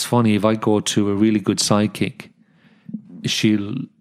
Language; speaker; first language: English; native; English